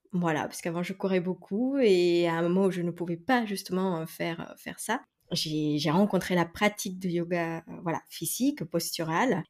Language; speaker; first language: French; non-native, fluent; Spanish